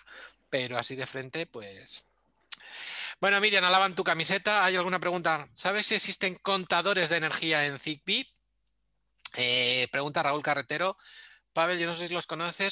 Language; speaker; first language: Spanish; native; Spanish